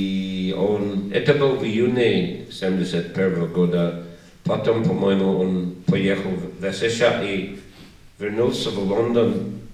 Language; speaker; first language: Russian; non-native, learner; English